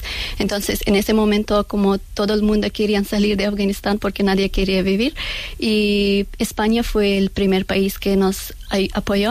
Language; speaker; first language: Spanish; non-native, learner; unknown